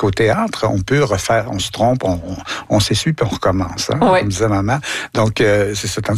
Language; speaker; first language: French; native; French